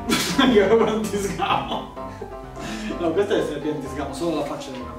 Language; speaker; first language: Italian; native; Italian